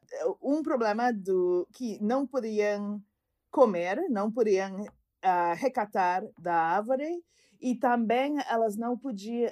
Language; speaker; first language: Portuguese; non-native, fluent; English